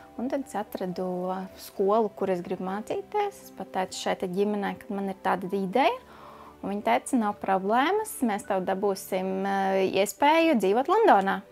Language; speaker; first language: Latvian; native; Latvian